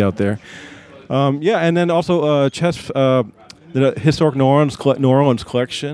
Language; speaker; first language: English; native; English